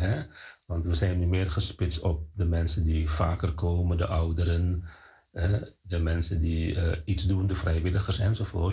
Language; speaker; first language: Dutch; non-native, fluent; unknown